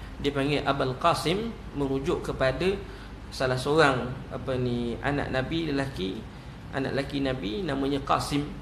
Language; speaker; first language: Malay; native; Malay